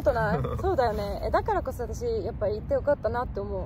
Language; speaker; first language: Japanese; non-native, fluent; Polish